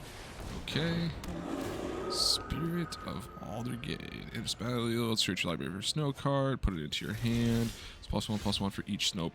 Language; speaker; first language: English; native; English